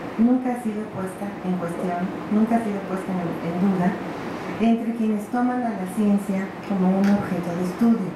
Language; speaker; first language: Spanish; native; Spanish